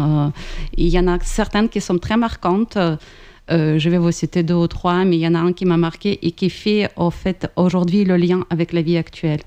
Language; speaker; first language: French; non-native, fluent; Ukrainian